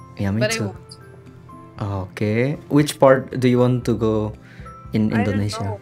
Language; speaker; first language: English; non-native, learner; Indonesian